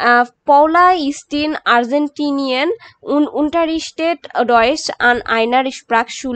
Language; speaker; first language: German; non-native, learner; Bangla